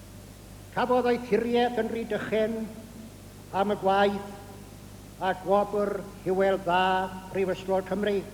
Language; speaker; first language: Welsh; native; Welsh